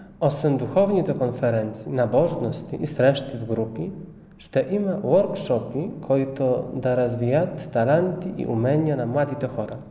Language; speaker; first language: Bulgarian; non-native, fluent; Polish